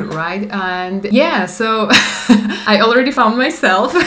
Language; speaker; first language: English; non-native, fluent; Slovak